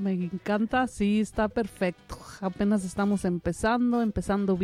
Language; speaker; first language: Spanish; native; Spanish